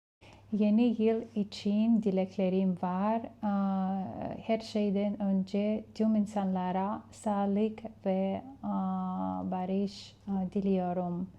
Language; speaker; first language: Turkish; non-native, fluent; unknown